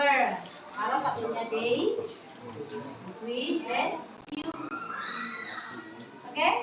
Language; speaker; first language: English; non-native, learner; Indonesian